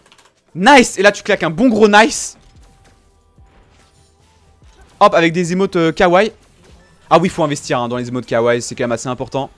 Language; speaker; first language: French; native; French